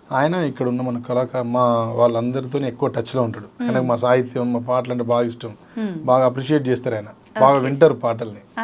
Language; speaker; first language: Telugu; native; Telugu